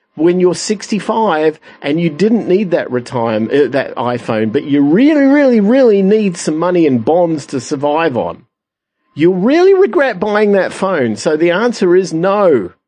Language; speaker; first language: English; native; English